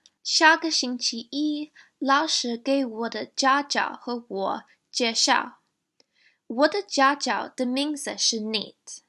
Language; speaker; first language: Chinese; non-native, learner; English